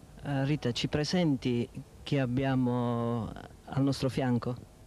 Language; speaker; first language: Italian; native; Italian